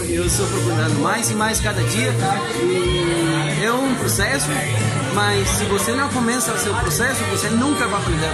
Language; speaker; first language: Portuguese; non-native, learner; Spanish